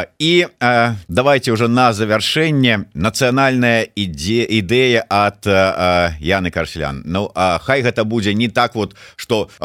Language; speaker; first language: Belarusian; non-native, local second language; Russian